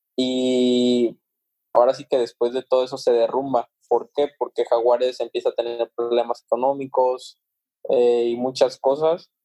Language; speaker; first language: Spanish; native; Spanish